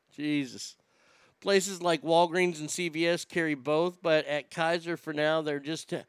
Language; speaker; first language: English; native; English